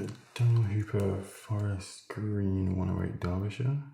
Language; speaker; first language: English; native; English